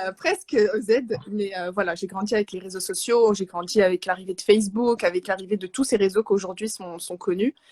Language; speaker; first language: French; non-native, local second language; Arabic